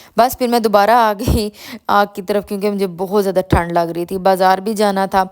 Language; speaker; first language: Urdu; non-native, local second language; Punjabi